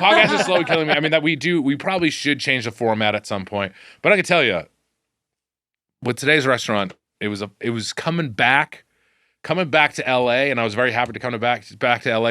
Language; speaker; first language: English; native; English